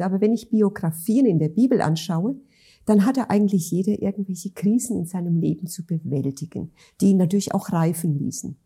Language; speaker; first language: German; native; German